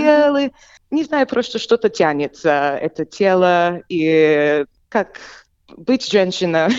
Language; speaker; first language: Russian; early bilingual, heritage; English